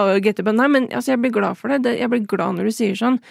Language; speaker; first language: Norwegian; native; Norwegian